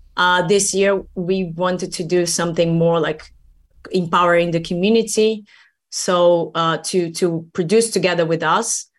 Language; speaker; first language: English; non-native, fluent; Portuguese